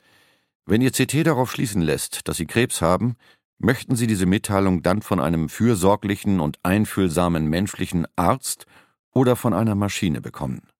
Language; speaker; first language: German; native; German